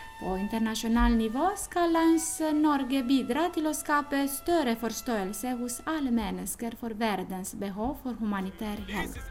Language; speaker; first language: Norwegian; non-native, fluent; Romanian